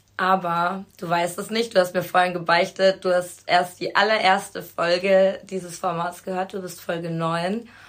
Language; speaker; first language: German; native; German